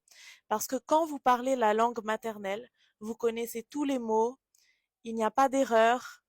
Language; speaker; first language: French; native; French